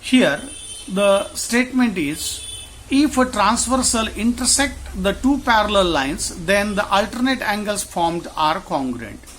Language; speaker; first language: English; non-native, local second language; Marathi